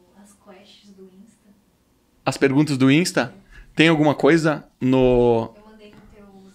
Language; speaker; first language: Portuguese; native; Portuguese